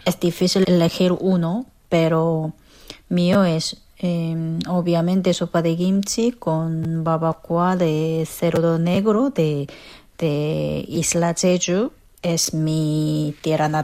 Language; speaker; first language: Spanish; non-native, learner; Korean